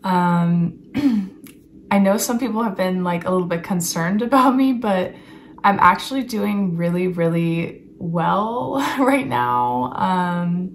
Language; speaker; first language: English; native; English